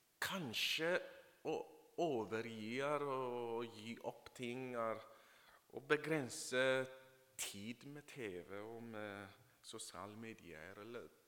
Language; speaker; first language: Norwegian; non-native, fluent; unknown